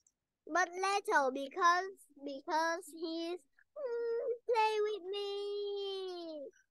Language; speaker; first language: English; non-native, learner; Vietnamese